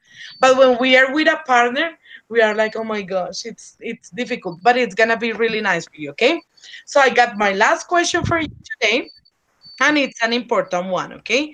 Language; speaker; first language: English; non-native, fluent; Spanish